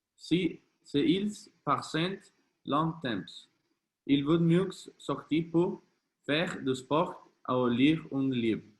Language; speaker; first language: French; non-native, learner; Spanish